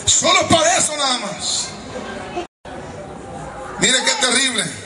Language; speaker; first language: Spanish; native; Spanish